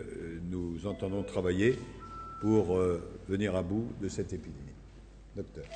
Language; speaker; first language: French; native; French